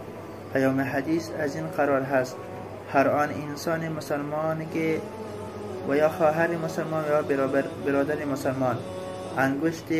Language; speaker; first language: Persian; native; Persian